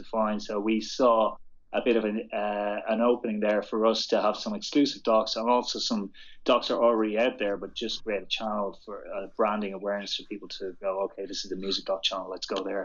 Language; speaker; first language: English; native; English